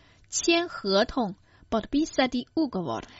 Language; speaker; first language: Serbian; non-native, fluent; Chinese